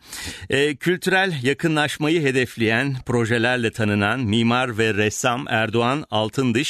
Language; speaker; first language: Turkish; native; Turkish